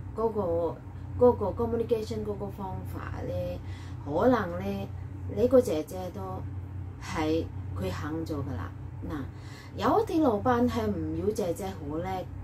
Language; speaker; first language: Cantonese; non-native, learner; Indonesian